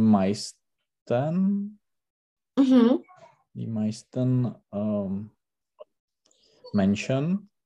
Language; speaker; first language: German; non-native, learner; Czech